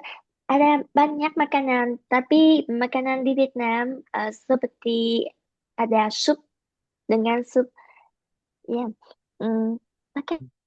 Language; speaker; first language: Indonesian; non-native, learner; Vietnamese